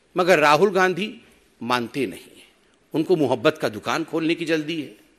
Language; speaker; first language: Hindi; non-native, local second language; Odia